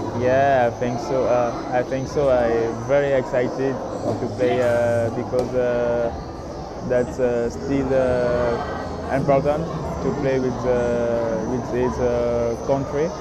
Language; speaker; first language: English; non-native, learner; French